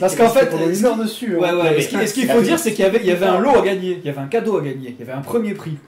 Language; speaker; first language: French; native; French